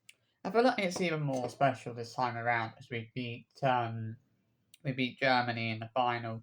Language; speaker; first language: English; native; English